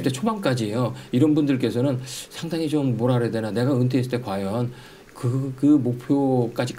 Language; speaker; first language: Korean; native; Korean